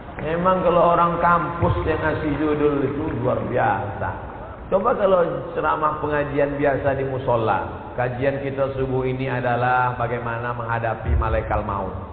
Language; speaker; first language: Indonesian; native; Indonesian